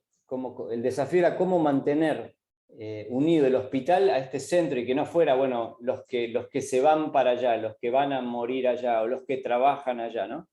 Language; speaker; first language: Spanish; native; Spanish